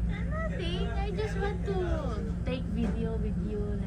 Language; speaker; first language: English; non-native, local second language; Filipino